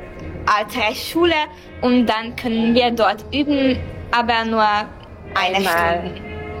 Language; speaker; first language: German; non-native, local second language; Hungarian